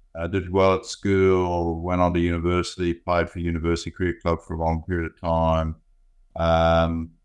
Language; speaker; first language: English; native; English